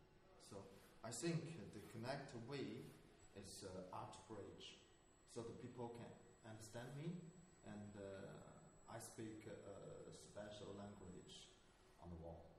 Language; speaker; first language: English; non-native, learner; Chinese